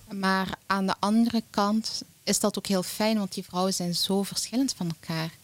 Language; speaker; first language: Dutch; early bilingual, other home language; Arabic